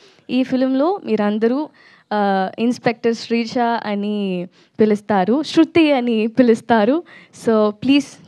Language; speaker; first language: Telugu; non-native, learner; Tamil